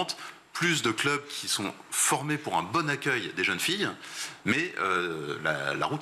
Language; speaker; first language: French; native; French